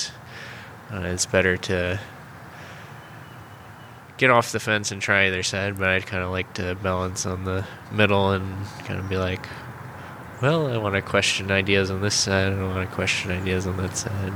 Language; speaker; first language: English; native; English